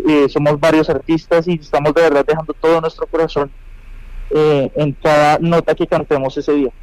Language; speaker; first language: Spanish; native; Spanish